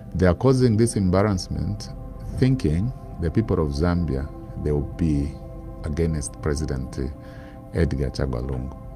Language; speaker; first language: English; non-native, local second language; Bemba